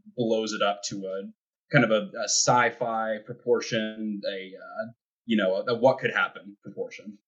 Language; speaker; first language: English; native; English